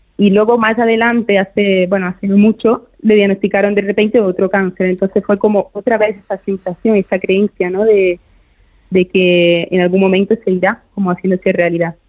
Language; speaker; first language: Spanish; early bilingual, other home language; Portuguese